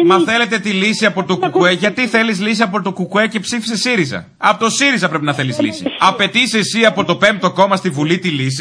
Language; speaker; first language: Greek; native; Greek